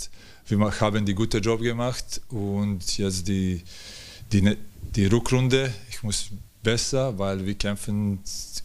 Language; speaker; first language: German; non-native, fluent; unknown